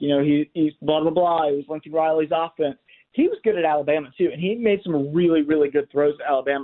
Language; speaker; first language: English; native; English